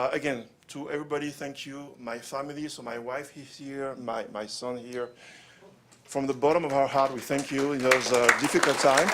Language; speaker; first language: English; non-native, fluent; French